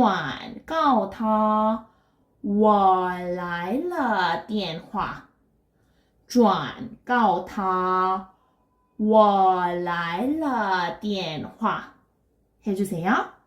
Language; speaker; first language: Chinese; non-native, fluent; Korean